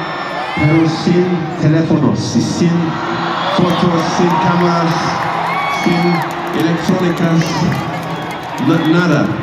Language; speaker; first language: Spanish; non-native, learner; English